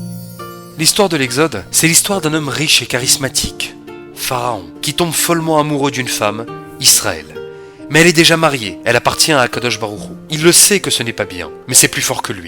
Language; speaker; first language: French; native; French